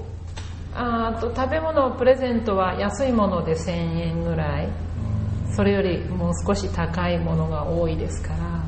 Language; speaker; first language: Japanese; native; Japanese